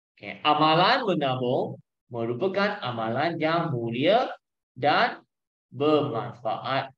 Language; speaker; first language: Malay; non-native, local second language; Chinese